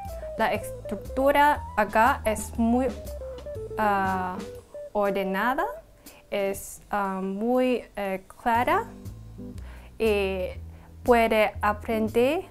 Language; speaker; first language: Spanish; non-native, learner; Cantonese